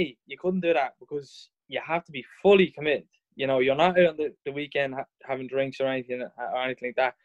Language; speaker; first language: English; native; English